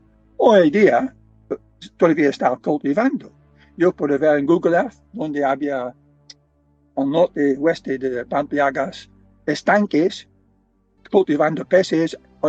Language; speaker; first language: Spanish; non-native, fluent; English